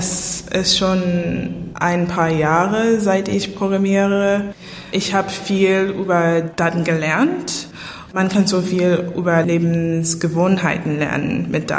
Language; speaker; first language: German; non-native, learner; English